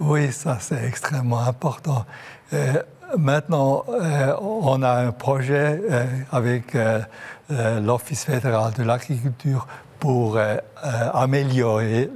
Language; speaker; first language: French; non-native, local second language; German